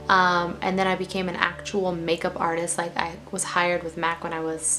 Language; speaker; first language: English; native; English